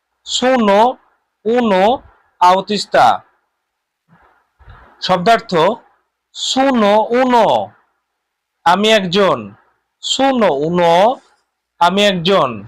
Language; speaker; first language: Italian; non-native, learner; Bangla